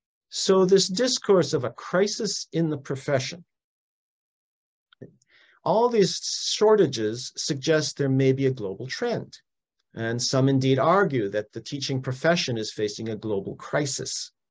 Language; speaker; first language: English; native; English